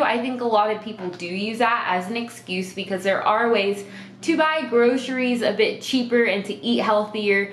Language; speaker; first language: English; native; English